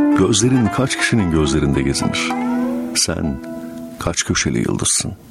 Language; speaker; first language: Turkish; native; Turkish